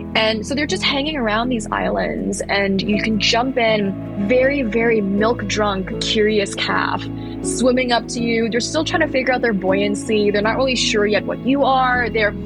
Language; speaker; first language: English; early bilingual, other home language; Thai